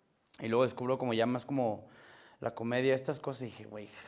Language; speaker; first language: Spanish; native; Spanish